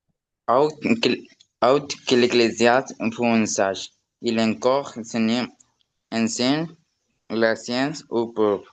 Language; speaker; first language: French; non-native, learner; Spanish